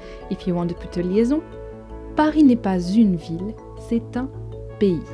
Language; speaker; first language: French; native; French